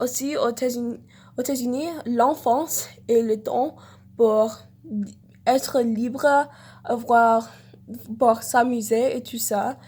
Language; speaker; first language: French; non-native, learner; English